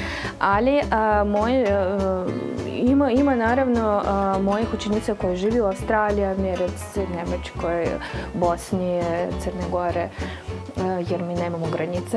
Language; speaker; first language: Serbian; non-native, fluent; Russian